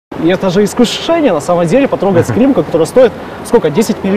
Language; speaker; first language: Russian; native; Russian